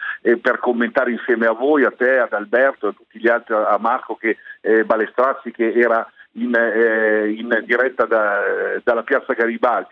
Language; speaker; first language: Italian; native; Italian